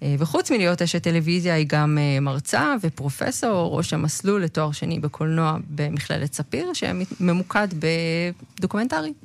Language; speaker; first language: Hebrew; native; Hebrew